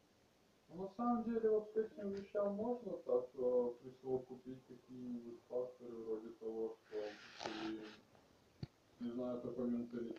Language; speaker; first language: Russian; native; Russian